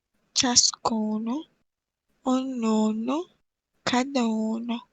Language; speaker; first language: Italian; non-native, learner; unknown